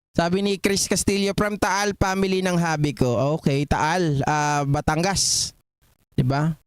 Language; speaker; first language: Filipino; non-native, local second language; Iloko